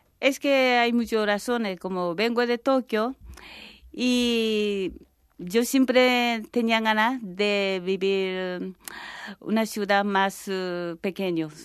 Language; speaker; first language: Spanish; non-native, fluent; Japanese